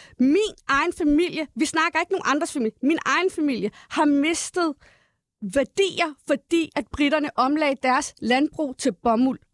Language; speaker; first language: Danish; early bilingual, other home language; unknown